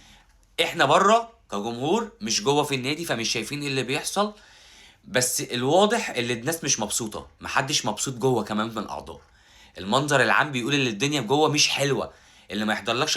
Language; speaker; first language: Arabic; native; Arabic